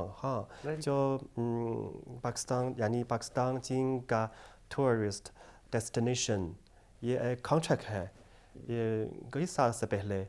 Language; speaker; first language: Hindi; non-native, fluent; Chinese